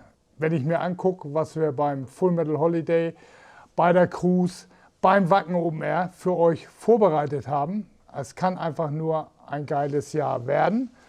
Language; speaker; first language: German; native; German